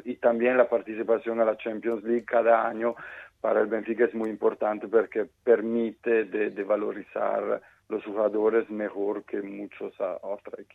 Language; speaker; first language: Spanish; non-native, fluent; Italian